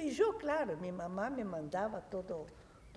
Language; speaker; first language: Spanish; non-native, fluent; Portuguese